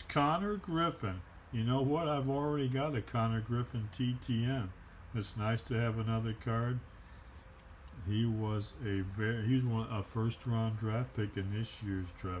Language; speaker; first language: English; native; English